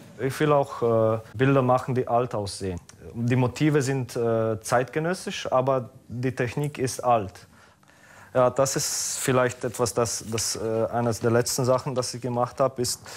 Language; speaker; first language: German; non-native, learner; Croatian